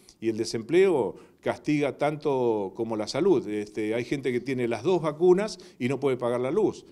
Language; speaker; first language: Spanish; native; Spanish